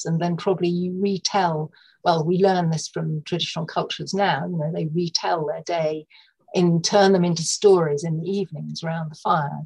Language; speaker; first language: English; native; English